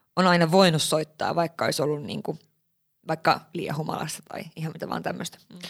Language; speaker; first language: Finnish; early bilingual, heritage; Finnish